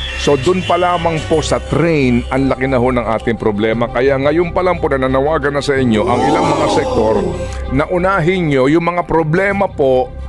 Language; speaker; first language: Filipino; native; Filipino